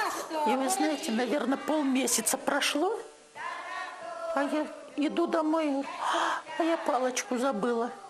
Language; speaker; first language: Russian; native; Russian